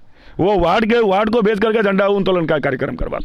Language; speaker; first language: Hindi; native; Hindi